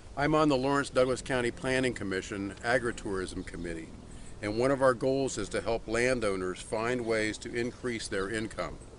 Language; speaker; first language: English; native; English